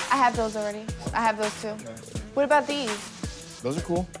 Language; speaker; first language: English; native; English